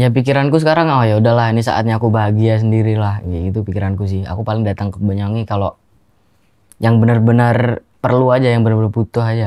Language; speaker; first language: Indonesian; non-native, local second language; Javanese